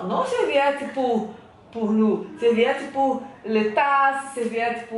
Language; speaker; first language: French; non-native, learner; Portuguese